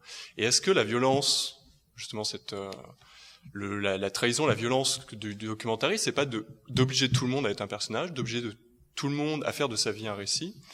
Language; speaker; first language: French; native; French